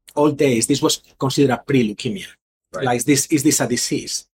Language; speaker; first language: English; non-native, fluent; Spanish